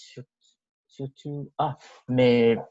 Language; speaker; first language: French; non-native, fluent; English